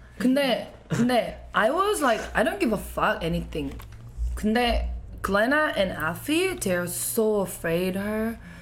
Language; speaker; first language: English; non-native, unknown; Korean